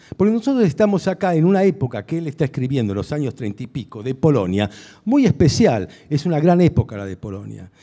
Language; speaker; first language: Spanish; early bilingual, other home language; Hungarian